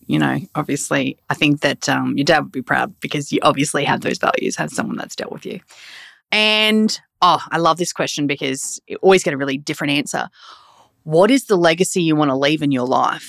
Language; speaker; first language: English; native; English